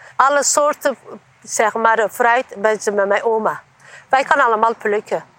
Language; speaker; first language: Dutch; non-native, learner; Turkish